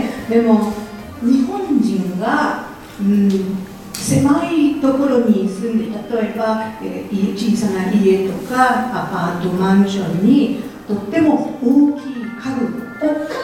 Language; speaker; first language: Japanese; non-native, fluent; French